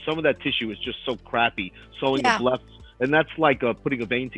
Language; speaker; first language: English; native; English